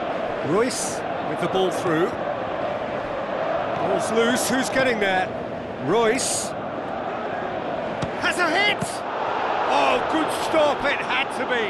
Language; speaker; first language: English; native; English